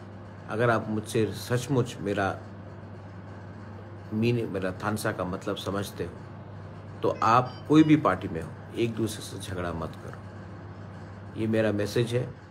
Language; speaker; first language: Hindi; non-native, local second language; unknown